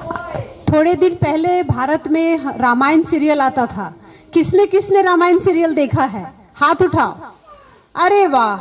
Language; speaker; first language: Hindi; native; Hindi